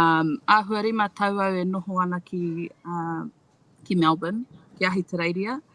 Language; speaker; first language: Māori; non-native, local second language; English